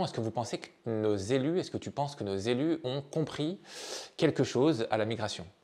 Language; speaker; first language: French; native; French